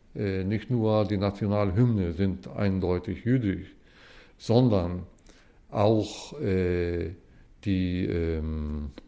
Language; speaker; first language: German; early bilingual, heritage; Hebrew